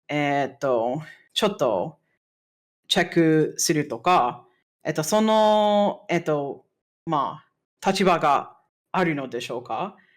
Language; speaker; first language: Japanese; non-native, fluent; English